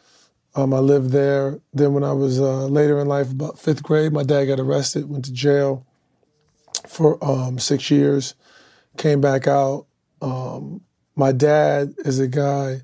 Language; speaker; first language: English; native; English